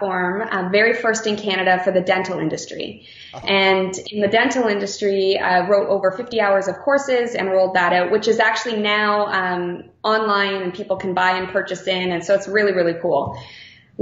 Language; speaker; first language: English; native; English